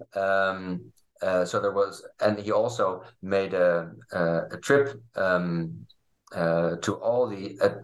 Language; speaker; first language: English; non-native, fluent; Dutch